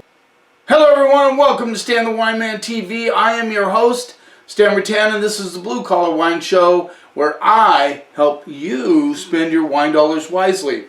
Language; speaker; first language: English; native; English